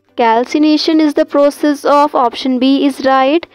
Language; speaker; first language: English; non-native, local second language; Hindi